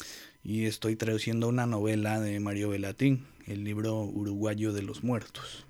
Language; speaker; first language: Spanish; non-native, fluent; English